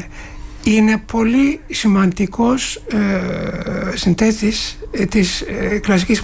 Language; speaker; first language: Greek; non-native, learner; Turkish